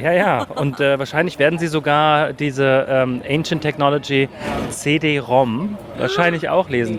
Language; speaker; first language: German; native; German